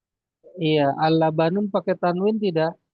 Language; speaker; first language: Indonesian; native; Indonesian